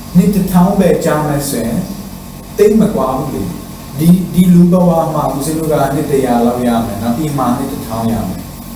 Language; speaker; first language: Burmese; non-native, fluent; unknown